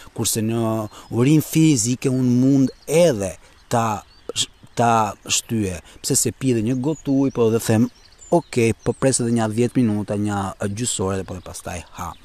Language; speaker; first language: Albanian; early bilingual, heritage; Albanian